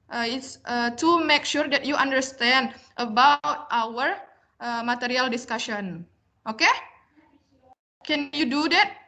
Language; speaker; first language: English; non-native, learner; Indonesian